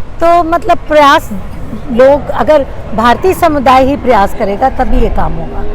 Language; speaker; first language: Hindi; native; Hindi